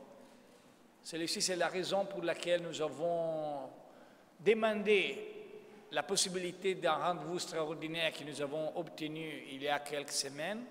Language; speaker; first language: French; non-native, fluent; Italian